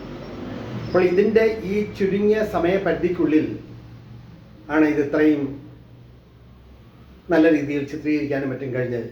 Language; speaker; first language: Malayalam; native; Malayalam